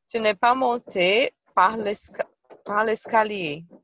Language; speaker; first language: French; non-native, learner; Portuguese